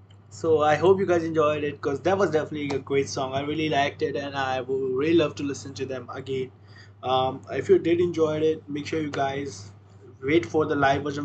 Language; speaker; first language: English; non-native, local second language; Hindi